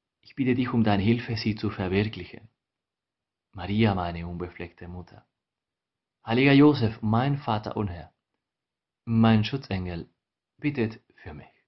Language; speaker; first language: German; non-native, fluent; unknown